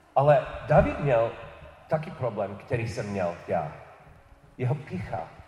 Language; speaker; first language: Czech; non-native, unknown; English